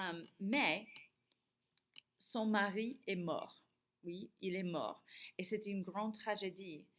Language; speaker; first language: French; non-native, fluent; English